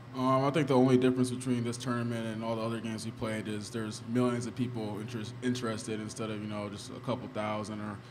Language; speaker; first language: English; native; English